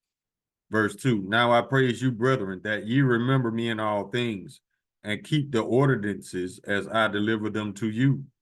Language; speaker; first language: English; native; English